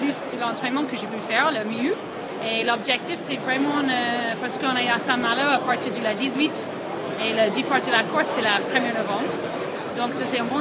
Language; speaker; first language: French; non-native, fluent; English